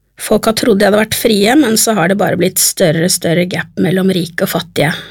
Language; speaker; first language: Norwegian; early bilingual, other home language; Spanish